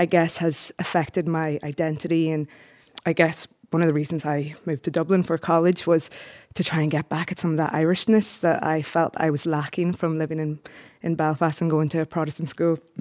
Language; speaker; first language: English; native; English